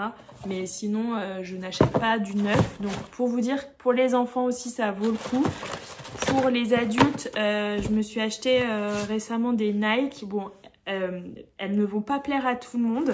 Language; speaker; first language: French; native; French